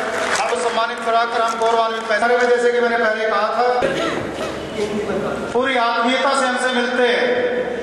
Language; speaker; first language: Hindi; native; Hindi